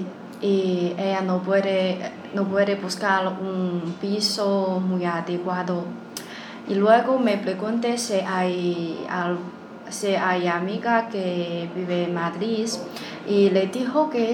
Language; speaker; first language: Spanish; non-native, learner; Chinese